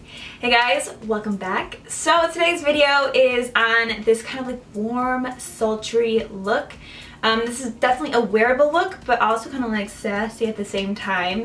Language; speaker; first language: English; native; English